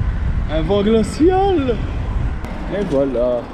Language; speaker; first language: French; native; French